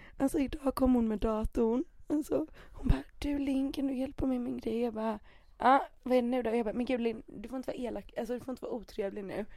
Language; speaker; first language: Swedish; native; Swedish